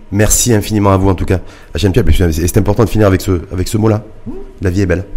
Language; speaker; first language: French; non-native, local second language; Arabic